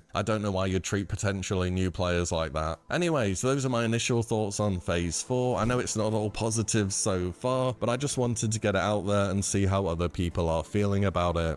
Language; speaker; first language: English; native; English